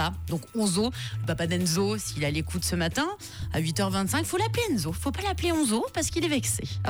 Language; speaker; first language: French; native; French